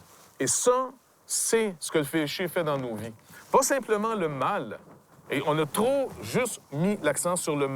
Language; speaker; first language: French; native; French